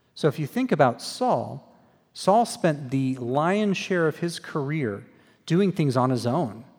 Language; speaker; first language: English; native; English